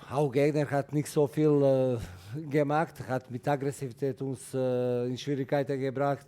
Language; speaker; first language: German; non-native, fluent; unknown